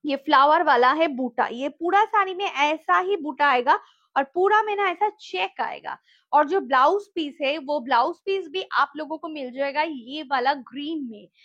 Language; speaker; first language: Hindi; non-native, local second language; Bangla